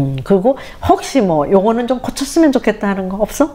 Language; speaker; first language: Korean; native; Korean